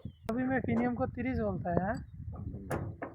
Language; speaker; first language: Hindi; non-native, learner; Bangla